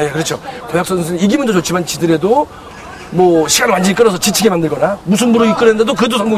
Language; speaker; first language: Korean; native; Korean